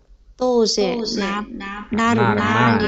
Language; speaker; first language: Russian; non-native, learner; Vietnamese